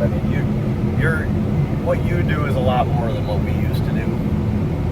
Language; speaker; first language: English; native; English